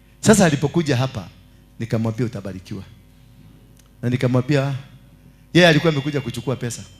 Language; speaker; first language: Swahili; non-native, local second language; Kikuyu